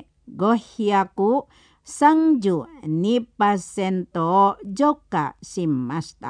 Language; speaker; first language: Japanese; non-native, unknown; Indonesian